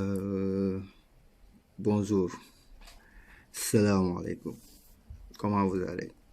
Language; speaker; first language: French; non-native, local second language; Wolof